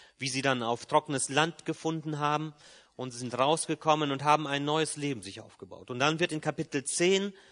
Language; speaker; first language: German; early bilingual, other home language; Polish